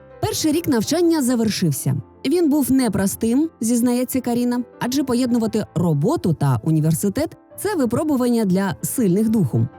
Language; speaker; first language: Ukrainian; native; Ukrainian